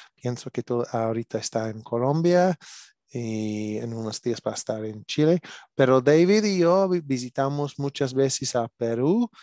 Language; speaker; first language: Spanish; non-native, learner; English